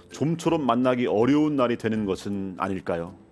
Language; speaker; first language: Korean; native; Korean